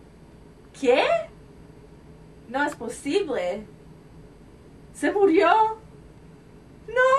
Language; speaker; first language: Spanish; non-native, learner; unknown